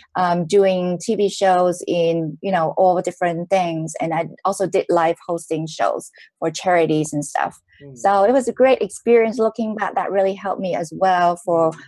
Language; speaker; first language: English; non-native, local second language; Cantonese